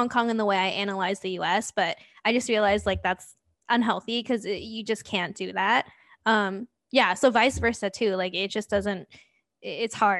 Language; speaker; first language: English; non-native, local second language; Cantonese